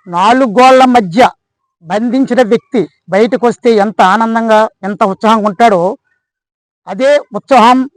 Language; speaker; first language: Telugu; native; Telugu